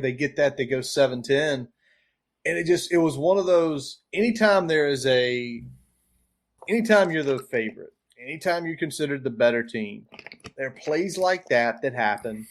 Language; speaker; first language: English; native; English